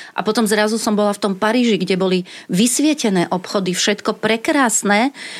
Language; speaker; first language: Slovak; native; Slovak